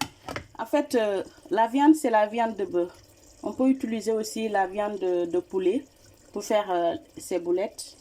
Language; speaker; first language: French; non-native, local second language; Wolof